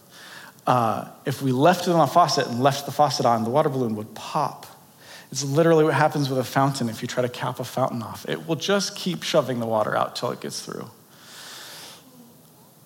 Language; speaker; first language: English; native; English